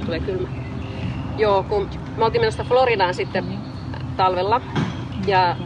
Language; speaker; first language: Finnish; native; Finnish